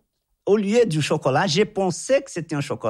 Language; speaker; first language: French; non-native, fluent; Portuguese